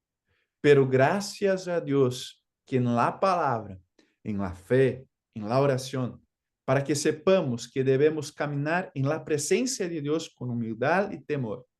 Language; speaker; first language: Spanish; non-native, fluent; Portuguese